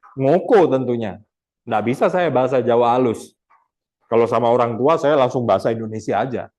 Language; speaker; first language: Indonesian; non-native, local second language; Achinese